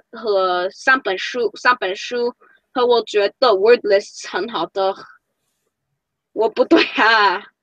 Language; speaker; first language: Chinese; non-native, learner; English